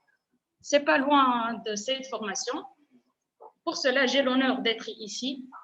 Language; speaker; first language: French; non-native, local second language; Arabic